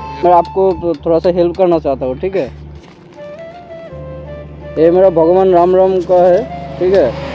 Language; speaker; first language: Hindi; non-native, local second language; Bangla